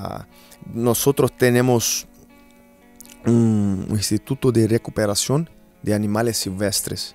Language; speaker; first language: Spanish; non-native, fluent; Portuguese